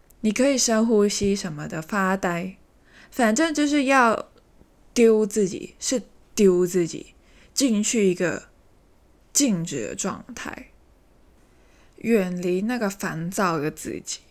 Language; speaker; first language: Chinese; native; Chinese